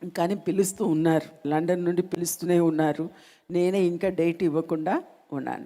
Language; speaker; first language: Telugu; non-native, local second language; Malayalam